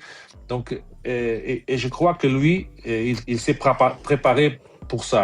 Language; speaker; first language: French; non-native, fluent; Portuguese